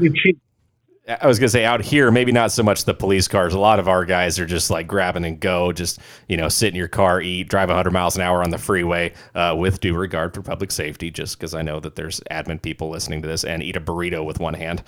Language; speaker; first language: English; native; English